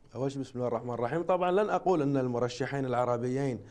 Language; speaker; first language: Arabic; native; Arabic